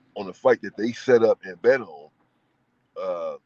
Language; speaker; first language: English; native; English